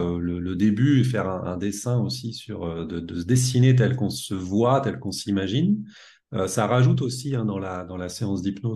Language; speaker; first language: French; native; French